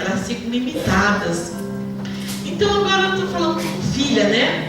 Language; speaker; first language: Portuguese; native; Portuguese